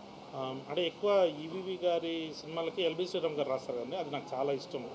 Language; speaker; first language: Telugu; native; Telugu